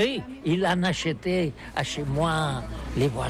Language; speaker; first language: French; non-native, learner; Catalan